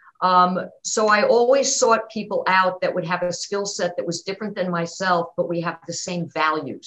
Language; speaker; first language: English; native; English